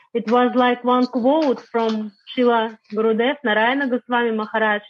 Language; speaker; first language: English; non-native, fluent; Russian